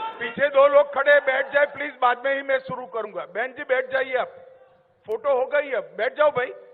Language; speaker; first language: Hindi; non-native, local second language; Gujarati